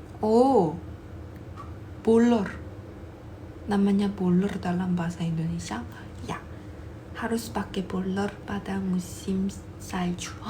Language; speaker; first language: Indonesian; non-native, fluent; Korean